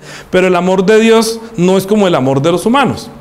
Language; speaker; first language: Spanish; native; Spanish